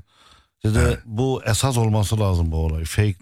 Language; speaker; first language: Turkish; non-native, fluent; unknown